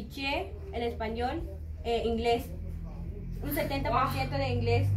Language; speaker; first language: Spanish; non-native, local second language; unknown